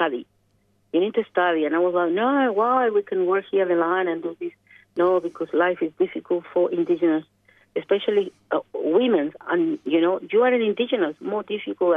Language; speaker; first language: English; non-native, fluent; Spanish